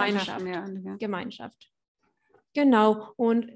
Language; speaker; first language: German; non-native, learner; Spanish